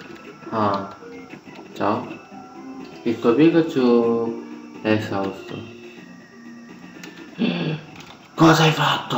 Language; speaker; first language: Italian; native; Italian